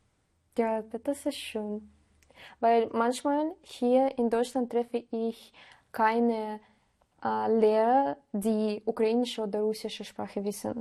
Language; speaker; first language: German; non-native, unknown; Russian